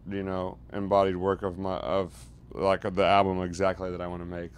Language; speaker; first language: English; native; English